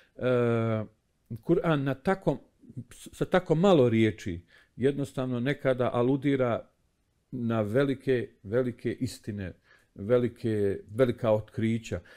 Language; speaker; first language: Bosnian; native; Bosnian